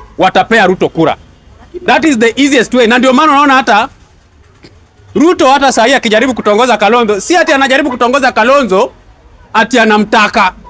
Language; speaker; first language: Swahili; non-native, local second language; Luyia